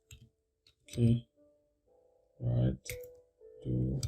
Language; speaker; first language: German; non-native, learner; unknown